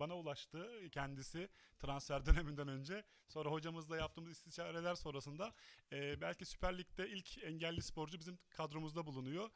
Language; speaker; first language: Turkish; native; Turkish